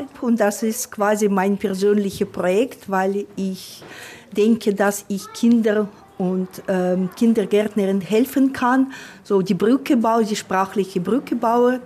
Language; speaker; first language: German; non-native, fluent; Russian